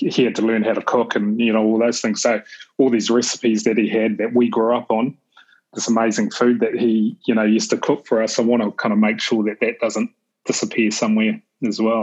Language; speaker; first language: English; native; English